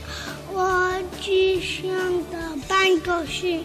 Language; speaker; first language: Chinese; non-native, learner; English